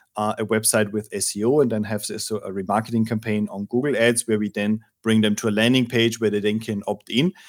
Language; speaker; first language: English; non-native, fluent; German